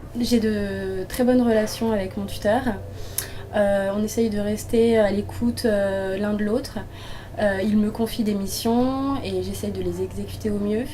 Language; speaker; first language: French; native; French